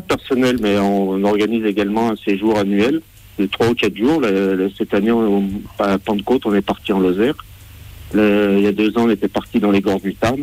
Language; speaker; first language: French; native; French